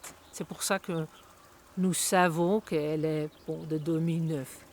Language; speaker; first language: French; non-native, learner; Spanish